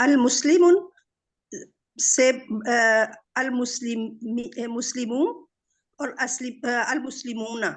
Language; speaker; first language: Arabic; non-native, learner; Urdu